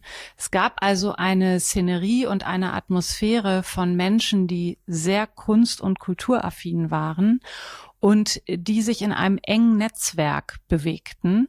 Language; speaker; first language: German; native; German